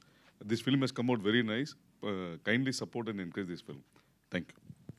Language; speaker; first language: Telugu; non-native, learner; Tamil